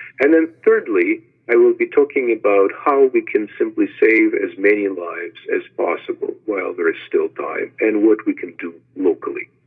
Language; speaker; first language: English; non-native, fluent; Ukrainian